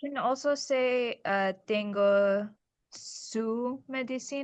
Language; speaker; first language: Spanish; non-native, learner; English